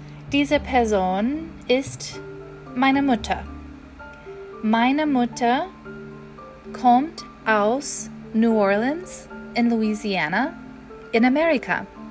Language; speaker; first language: German; non-native, fluent; English